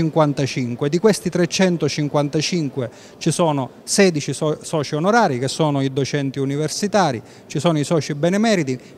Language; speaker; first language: Italian; native; Italian